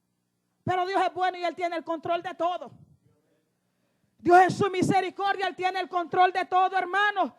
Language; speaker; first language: Spanish; native; Spanish